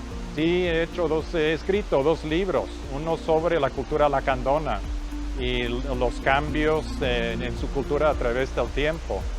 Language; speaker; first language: Spanish; non-native, fluent; English